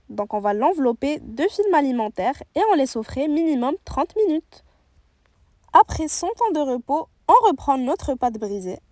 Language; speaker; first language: French; native; French